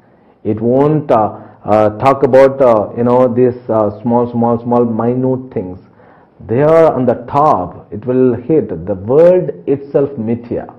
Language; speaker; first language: English; non-native, local second language; Telugu